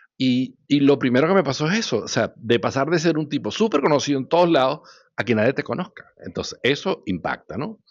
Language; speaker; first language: Spanish; early bilingual, other home language; Hebrew